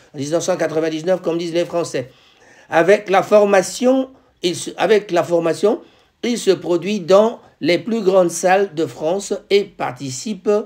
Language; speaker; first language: French; non-native, local second language; Lingala